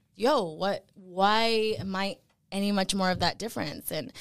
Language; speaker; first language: English; early bilingual, other home language; Spanish